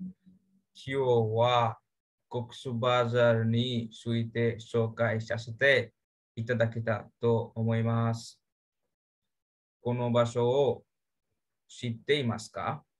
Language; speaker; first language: Japanese; non-native, learner; Bangla